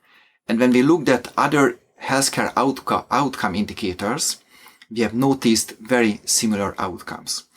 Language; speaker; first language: English; non-native, fluent; Hungarian